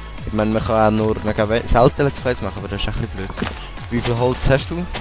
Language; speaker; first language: German; native; German